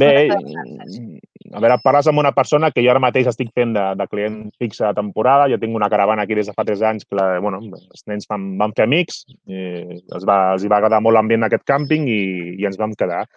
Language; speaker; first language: Catalan; native; Catalan